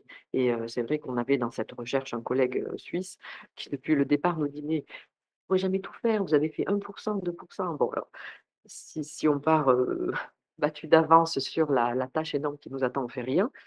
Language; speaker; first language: French; native; French